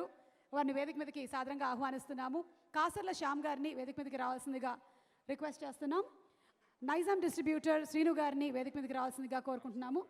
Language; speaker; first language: Telugu; native; Telugu